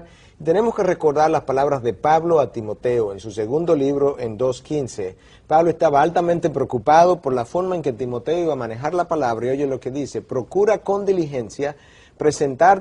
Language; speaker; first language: Spanish; native; Spanish